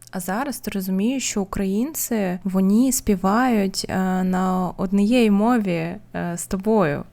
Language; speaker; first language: Ukrainian; non-native, local second language; Russian